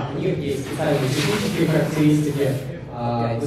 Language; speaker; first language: Russian; native; Russian